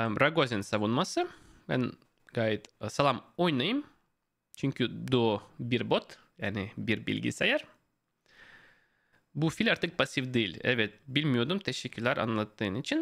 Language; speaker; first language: Turkish; non-native, fluent; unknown